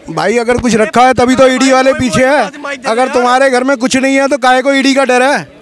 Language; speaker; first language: Hindi; native; Hindi